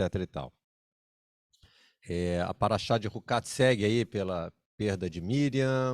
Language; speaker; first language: Portuguese; native; Portuguese